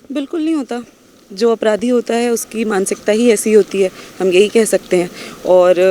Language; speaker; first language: Hindi; non-native, local second language; Punjabi